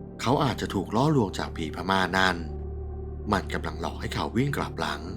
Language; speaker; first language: Thai; native; Thai